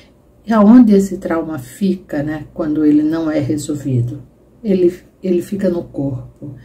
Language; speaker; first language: Portuguese; native; Portuguese